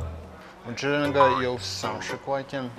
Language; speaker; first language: Chinese; non-native, learner; English